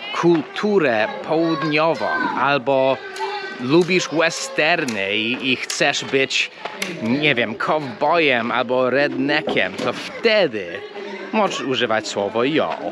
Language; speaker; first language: Polish; non-native, fluent; English